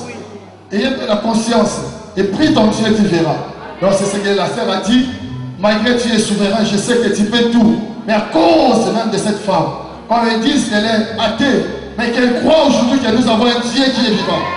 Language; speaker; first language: French; non-native, local second language; Lingala